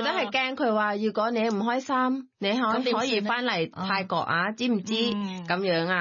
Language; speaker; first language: Cantonese; non-native, learner; Thai